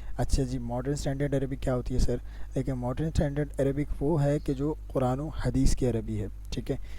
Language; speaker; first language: Urdu; native; Urdu